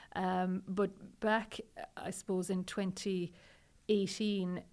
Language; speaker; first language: English; native; English